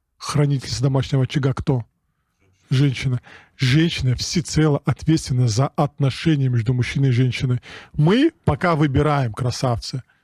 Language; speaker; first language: Russian; non-native, local second language; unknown